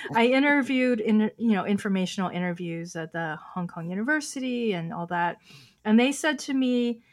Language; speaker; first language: English; early bilingual, other home language; Chinese